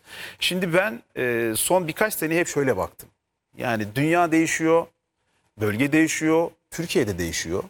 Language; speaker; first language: Turkish; native; Turkish